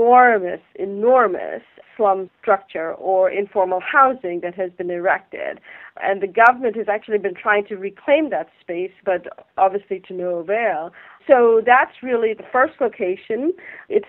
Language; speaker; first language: English; non-native, local second language; Bangla